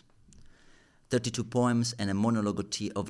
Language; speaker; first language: English; non-native, fluent; Italian